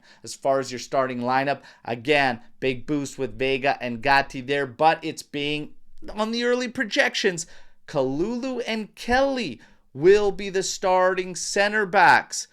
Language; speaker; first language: English; native; English